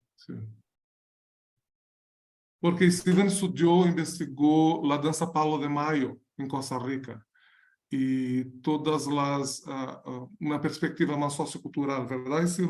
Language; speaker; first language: Spanish; non-native, learner; Portuguese